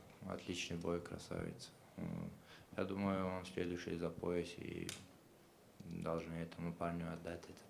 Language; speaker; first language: Russian; non-native, local second language; Chechen